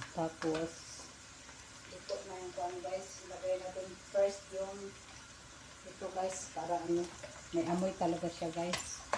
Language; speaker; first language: Filipino; non-native, local second language; Cebuano